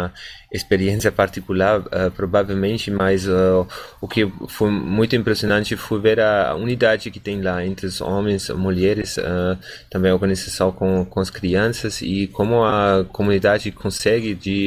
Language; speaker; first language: Portuguese; non-native, fluent; German